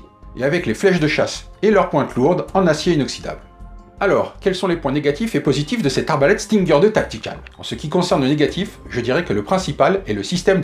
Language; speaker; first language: French; native; French